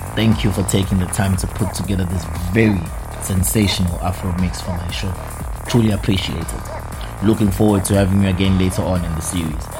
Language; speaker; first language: English; non-native, local second language; Zulu